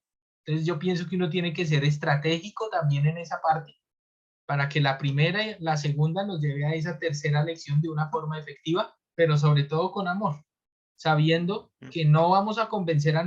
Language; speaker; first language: Spanish; native; Spanish